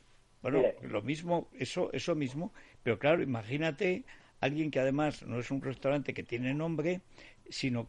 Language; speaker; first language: Spanish; native; Spanish